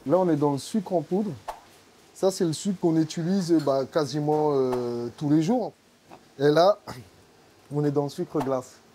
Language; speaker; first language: French; native; French